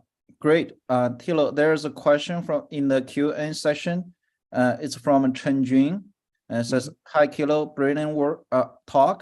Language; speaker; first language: English; non-native, fluent; Chinese